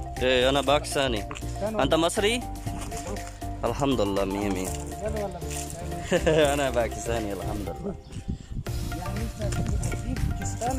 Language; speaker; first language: Arabic; non-native, learner; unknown